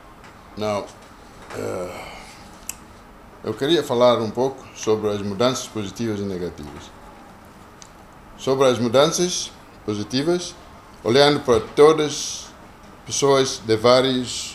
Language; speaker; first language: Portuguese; non-native, local second language; Kongo